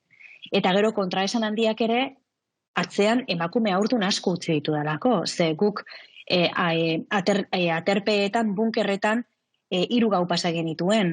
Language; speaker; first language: Basque; native; Basque